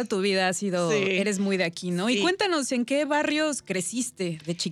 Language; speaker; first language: Spanish; native; Spanish